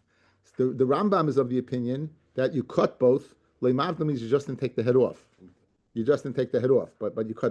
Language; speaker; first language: English; native; English